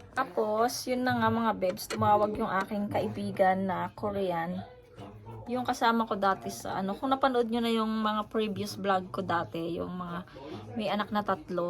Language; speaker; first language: Filipino; native; Filipino